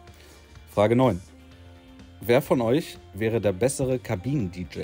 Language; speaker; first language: German; native; German